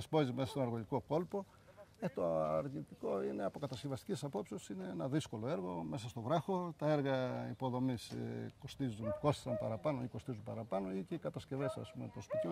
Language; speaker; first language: Greek; native; Greek